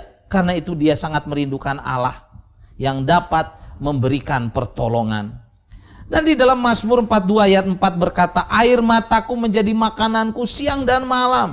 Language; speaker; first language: Indonesian; native; Indonesian